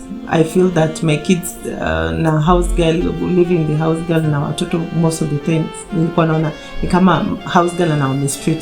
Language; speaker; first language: Swahili; native; Swahili